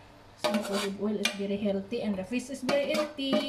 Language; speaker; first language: English; non-native, learner; Cebuano